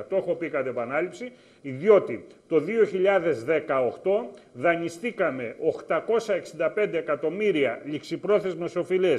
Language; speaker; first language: Greek; native; Greek